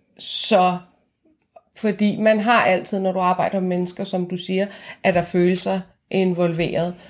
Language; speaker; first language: Danish; non-native, fluent; Persian